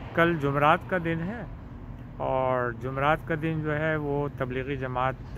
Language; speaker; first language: Urdu; native; Urdu